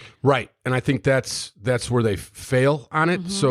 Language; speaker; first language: English; native; English